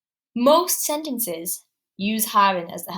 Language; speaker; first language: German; non-native, fluent; English